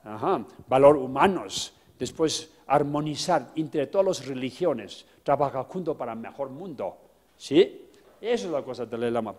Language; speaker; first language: Spanish; non-native, fluent; Tibetan